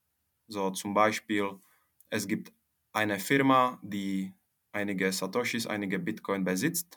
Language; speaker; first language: German; non-native, fluent; Czech